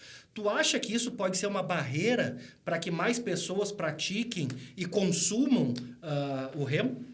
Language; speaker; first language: Portuguese; native; Portuguese